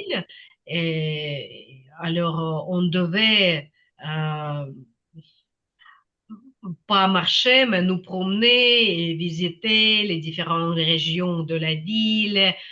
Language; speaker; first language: French; non-native, fluent; Ukrainian